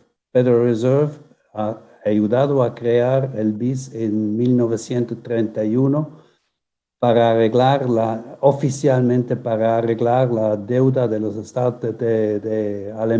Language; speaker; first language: Spanish; non-native, fluent; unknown